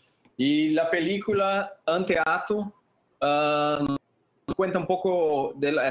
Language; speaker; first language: Spanish; non-native, fluent; Portuguese